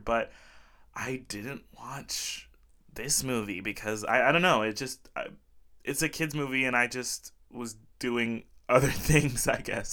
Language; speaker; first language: English; early bilingual, other home language; Portuguese